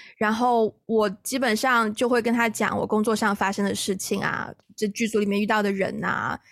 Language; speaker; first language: Chinese; native; Chinese